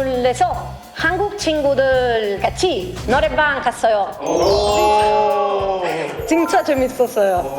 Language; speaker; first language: Korean; non-native, learner; Italian